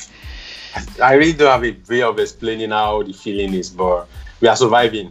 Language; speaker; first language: English; non-native, local second language; Yoruba